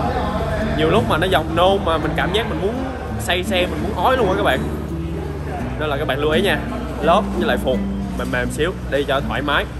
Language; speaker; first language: Vietnamese; native; Vietnamese